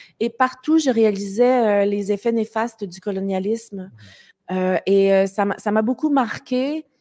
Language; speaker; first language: French; native; French